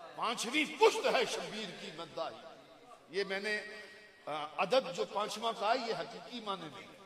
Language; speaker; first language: Urdu; non-native, local second language; Punjabi